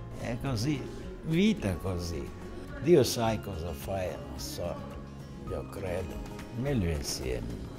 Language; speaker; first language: Italian; non-native, learner; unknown